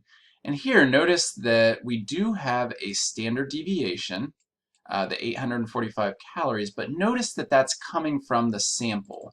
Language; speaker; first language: English; native; English